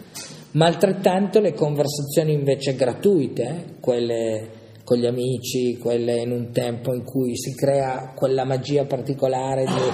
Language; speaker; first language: Italian; native; Italian